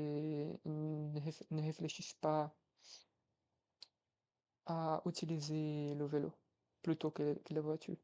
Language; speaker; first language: French; non-native, fluent; Portuguese